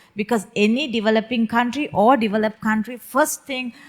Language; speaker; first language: English; non-native, local second language; Sinhala